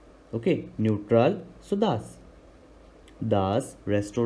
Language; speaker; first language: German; non-native, learner; Hindi